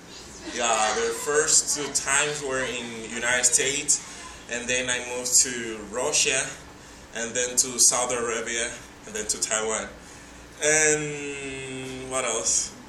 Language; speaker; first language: English; non-native, fluent; Spanish